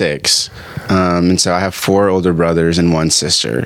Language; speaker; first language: English; early bilingual, other home language; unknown